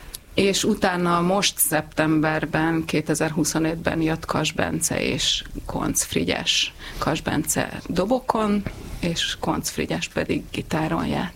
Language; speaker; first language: Hungarian; native; Hungarian